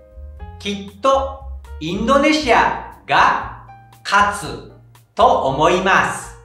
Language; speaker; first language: Japanese; non-native, fluent; Indonesian